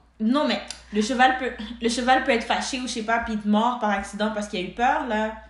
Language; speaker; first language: French; early bilingual, other home language; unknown